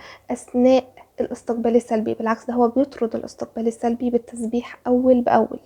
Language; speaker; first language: Arabic; native; Arabic